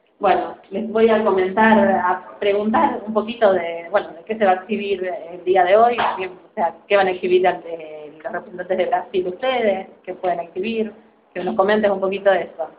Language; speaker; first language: Spanish; native; Spanish